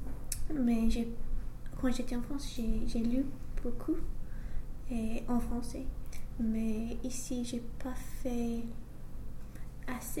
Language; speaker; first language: French; non-native, learner; English